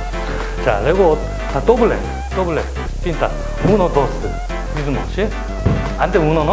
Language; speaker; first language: Spanish; non-native, learner; Korean